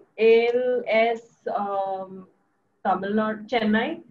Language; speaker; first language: Spanish; non-native, learner; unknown